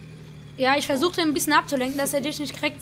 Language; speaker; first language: German; native; German